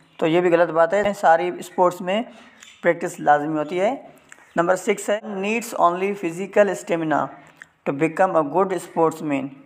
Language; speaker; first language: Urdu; non-native, local second language; Sindhi